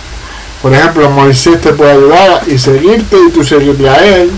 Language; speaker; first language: Spanish; native; Spanish